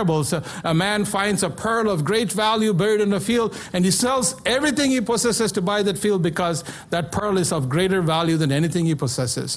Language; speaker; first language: English; non-native, local second language; Malayalam